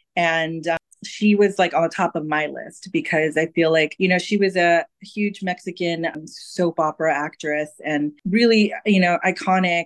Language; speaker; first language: English; native; English